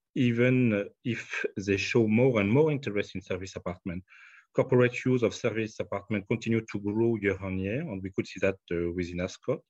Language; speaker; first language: English; non-native, fluent; French